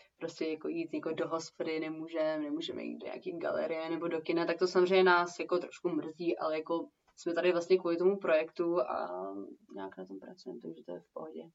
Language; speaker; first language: Czech; early bilingual, heritage; Czech